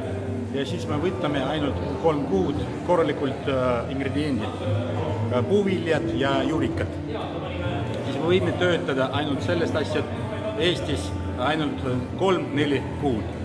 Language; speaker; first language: Estonian; non-native, local second language; Russian